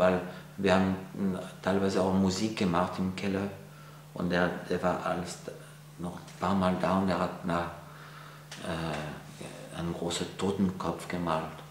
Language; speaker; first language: German; non-native, fluent; French